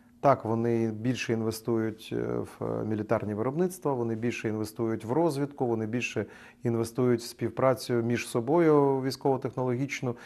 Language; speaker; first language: Ukrainian; native; Ukrainian